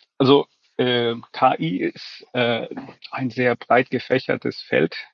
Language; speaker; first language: German; non-native, fluent; Finnish